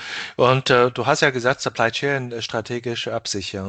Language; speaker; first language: German; non-native, fluent; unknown